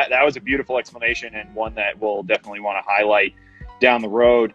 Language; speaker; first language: English; native; English